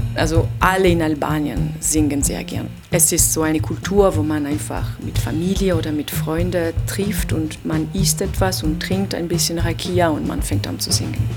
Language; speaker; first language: German; non-native, fluent; Albanian